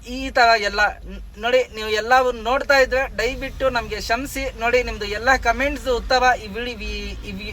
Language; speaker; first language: Kannada; non-native, local second language; Hindi